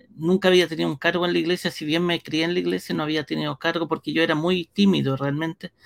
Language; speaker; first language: Spanish; early bilingual, heritage; Spanish